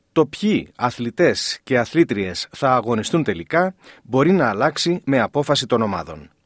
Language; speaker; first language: Greek; native; Greek